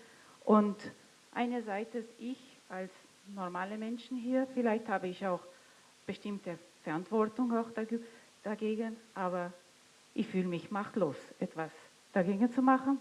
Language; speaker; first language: German; non-native, fluent; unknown